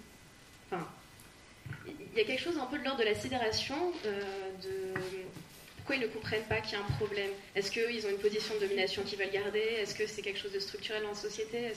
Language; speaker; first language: French; native; French